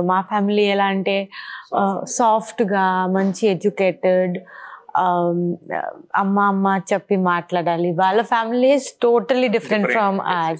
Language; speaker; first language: Telugu; non-native, learner; Bangla